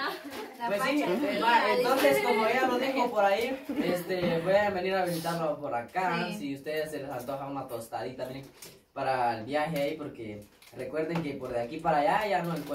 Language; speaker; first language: Spanish; native; Spanish